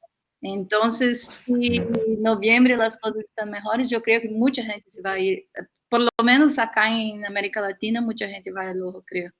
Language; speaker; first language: Spanish; non-native, fluent; Portuguese